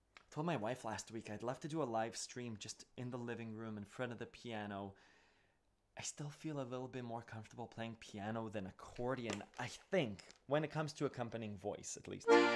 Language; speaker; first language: English; native; English